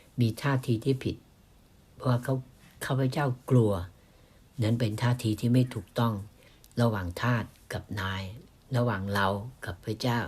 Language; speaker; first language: Thai; native; Thai